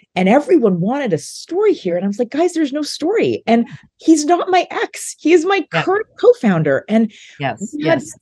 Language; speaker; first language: English; native; English